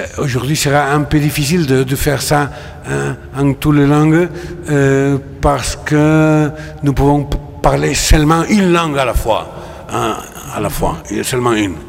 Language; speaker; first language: French; non-native, fluent; Catalan